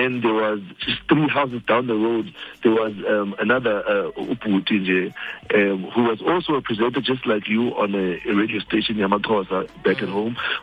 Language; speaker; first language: English; non-native, local second language; Xhosa